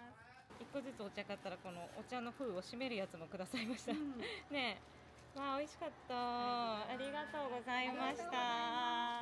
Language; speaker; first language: Japanese; native; Japanese